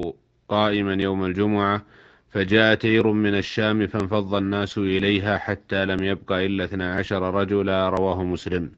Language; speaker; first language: Arabic; native; Arabic